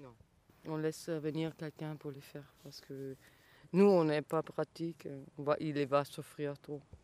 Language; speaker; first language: French; non-native, fluent; Italian